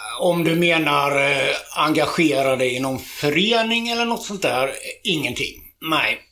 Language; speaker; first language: Swedish; native; Swedish